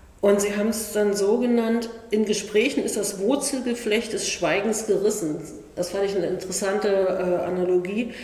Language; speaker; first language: German; native; German